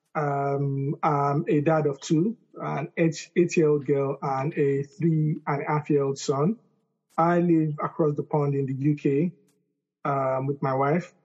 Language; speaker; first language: English; non-native, local second language; Yoruba